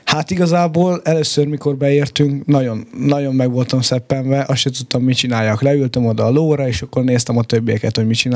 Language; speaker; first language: Hungarian; native; Hungarian